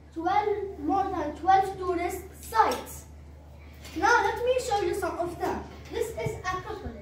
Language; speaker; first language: English; non-native, learner; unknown